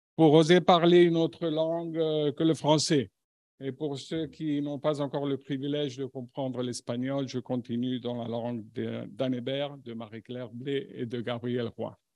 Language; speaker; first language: French; non-native, fluent; Spanish